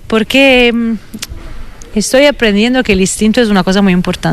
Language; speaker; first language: Spanish; non-native, fluent; Italian